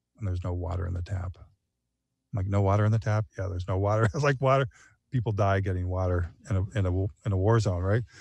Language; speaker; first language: English; native; English